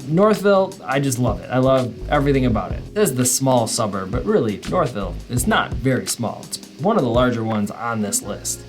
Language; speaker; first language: English; native; English